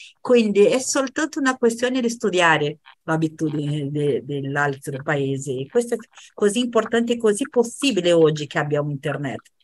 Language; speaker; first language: Italian; non-native, fluent; Portuguese